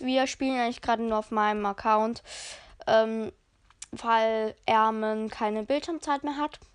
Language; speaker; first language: German; native; German